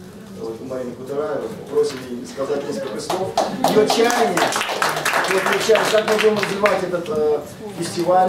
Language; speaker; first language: Russian; native; Russian